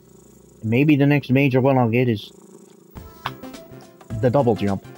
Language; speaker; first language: English; native; English